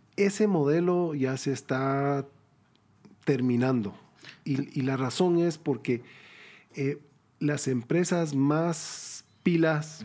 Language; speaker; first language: Spanish; early bilingual, heritage; Spanish